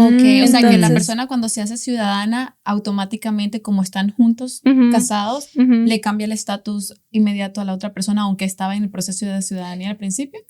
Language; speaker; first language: Spanish; native; Spanish